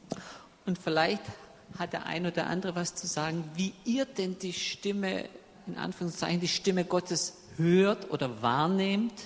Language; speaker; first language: German; native; German